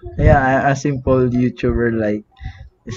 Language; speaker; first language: English; non-native, learner; Filipino